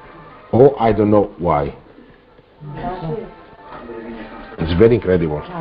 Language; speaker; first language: English; non-native, learner; Italian